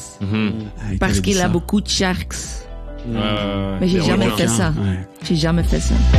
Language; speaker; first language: French; non-native, learner; Dutch